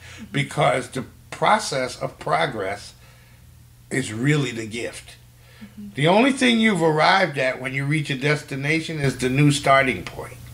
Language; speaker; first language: English; native; English